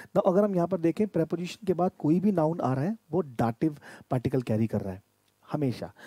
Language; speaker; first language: Hindi; native; Hindi